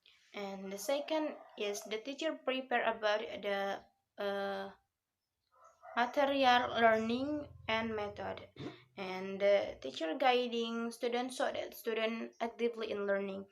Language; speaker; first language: English; non-native, learner; Indonesian